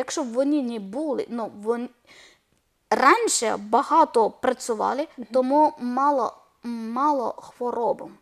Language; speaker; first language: Ukrainian; non-native, learner; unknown